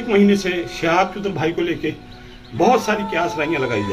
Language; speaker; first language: Hindi; native; Hindi